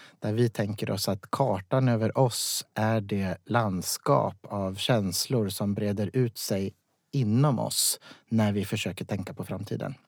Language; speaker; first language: Swedish; native; Swedish